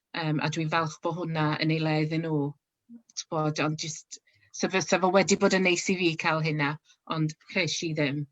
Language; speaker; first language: Welsh; non-native, local second language; English